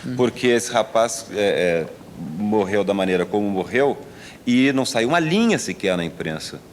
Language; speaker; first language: Portuguese; native; Portuguese